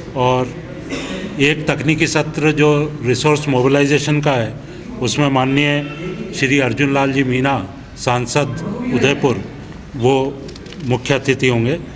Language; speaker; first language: Hindi; native; Hindi